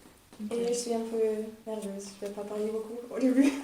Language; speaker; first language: French; non-native, fluent; German